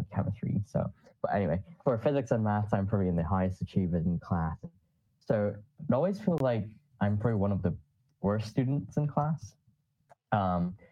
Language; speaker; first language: English; non-native, local second language; Cantonese